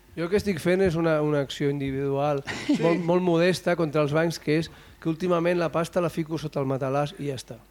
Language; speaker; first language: Catalan; non-native, local second language; Spanish